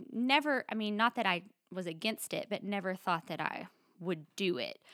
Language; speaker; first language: English; native; English